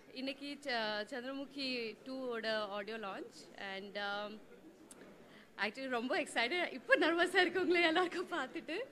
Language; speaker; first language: Tamil; non-native, learner; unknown